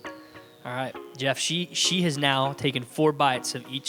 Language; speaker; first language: English; native; English